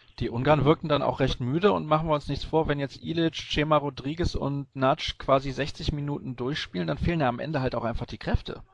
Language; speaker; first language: German; native; German